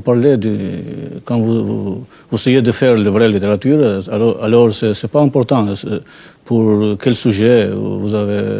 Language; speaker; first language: French; non-native, fluent; Albanian